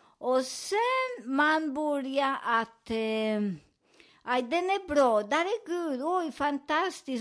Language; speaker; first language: Swedish; non-native, fluent; Spanish